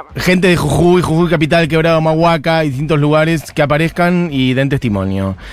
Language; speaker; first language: Spanish; native; Spanish